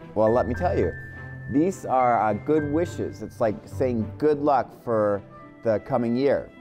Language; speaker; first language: English; native; English